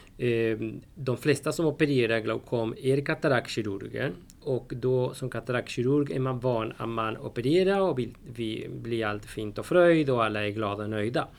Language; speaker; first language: Swedish; non-native, fluent; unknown